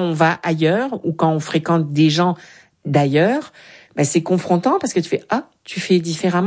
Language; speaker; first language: French; native; French